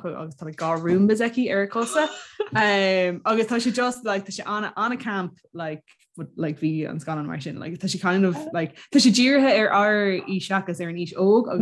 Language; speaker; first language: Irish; non-native, local second language; English